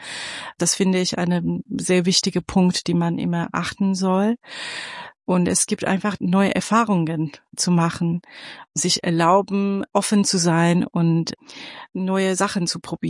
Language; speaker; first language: German; non-native, fluent; Persian